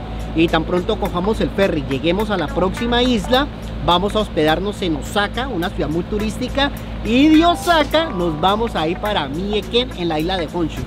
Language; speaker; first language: Spanish; native; Spanish